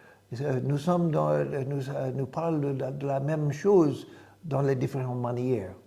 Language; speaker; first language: French; non-native, fluent; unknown